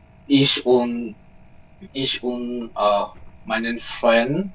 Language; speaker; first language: German; non-native, learner; Bangla